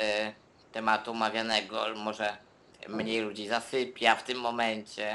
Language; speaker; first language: Polish; native; Polish